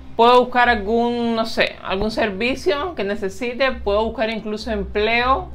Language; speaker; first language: Spanish; native; Spanish